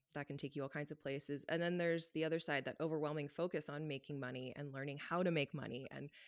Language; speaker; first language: English; native; English